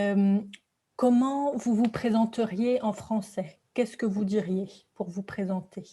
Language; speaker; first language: French; native; French